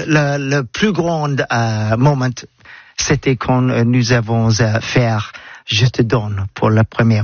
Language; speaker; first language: French; non-native, learner; English